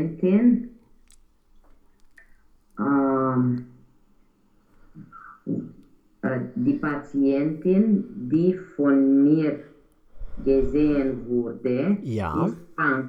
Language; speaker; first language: German; non-native, learner; Romanian